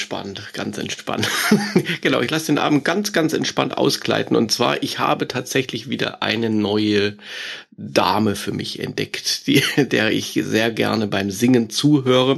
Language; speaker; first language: German; native; German